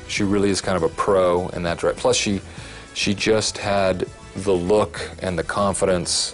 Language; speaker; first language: English; native; English